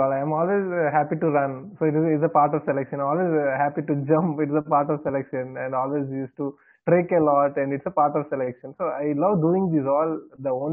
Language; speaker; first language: English; non-native, local second language; Telugu